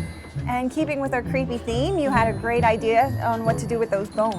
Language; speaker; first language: English; native; English